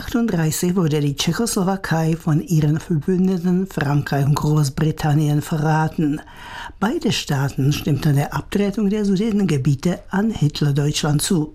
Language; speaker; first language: German; native; German